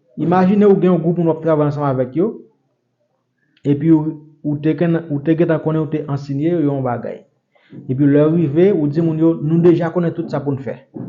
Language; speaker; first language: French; non-native, learner; Haitian Creole